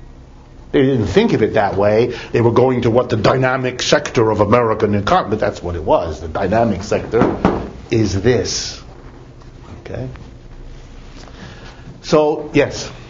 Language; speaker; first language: English; native; English